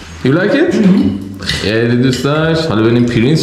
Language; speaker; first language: Persian; native; Persian